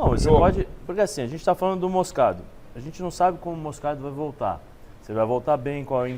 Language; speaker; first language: Portuguese; native; Portuguese